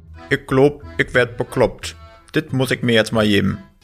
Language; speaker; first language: German; native; German